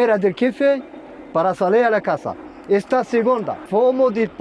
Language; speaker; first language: Spanish; non-native, learner; Arabic